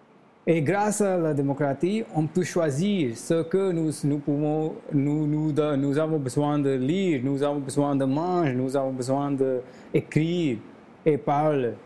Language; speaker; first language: French; non-native, learner; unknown